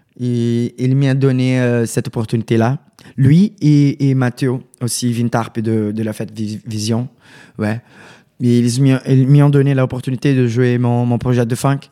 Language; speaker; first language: French; non-native, learner; Portuguese